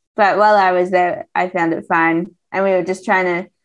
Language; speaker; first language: English; native; English